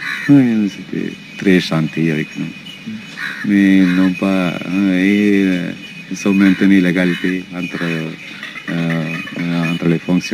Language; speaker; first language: French; non-native, local second language; Telugu